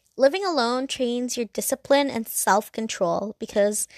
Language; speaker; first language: English; non-native, local second language; Cantonese